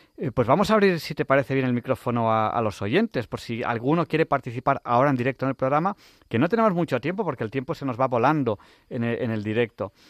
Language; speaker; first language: Spanish; native; Spanish